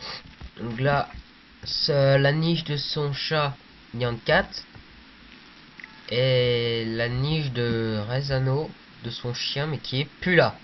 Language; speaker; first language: French; native; French